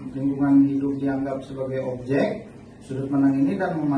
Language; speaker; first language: Indonesian; native; Indonesian